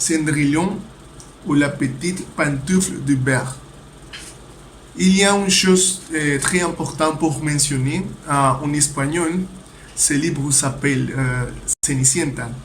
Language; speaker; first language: French; non-native, learner; Spanish